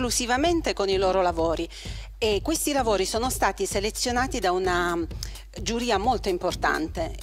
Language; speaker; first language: Italian; native; Italian